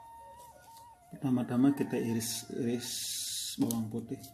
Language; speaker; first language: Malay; non-native, local second language; Sundanese